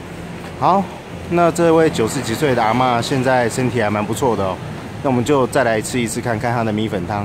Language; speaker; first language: Chinese; native; Chinese